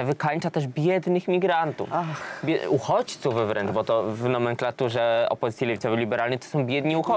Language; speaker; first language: Polish; native; Polish